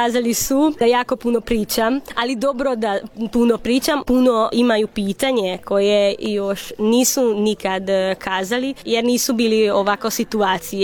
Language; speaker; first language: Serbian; non-native, local second language; Hungarian